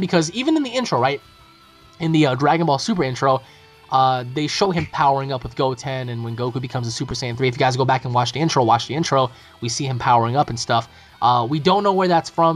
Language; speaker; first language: English; native; English